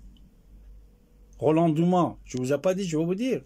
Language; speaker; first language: French; non-native, fluent; Persian